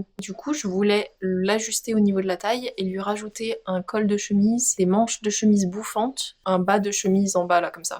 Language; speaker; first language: French; native; French